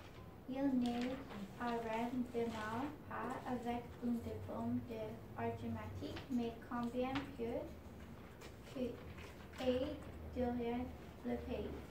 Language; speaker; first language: French; non-native, learner; English